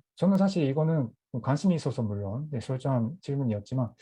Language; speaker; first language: Korean; non-native, fluent; Japanese